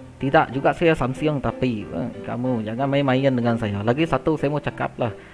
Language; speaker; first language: Malay; non-native, local second language; Iban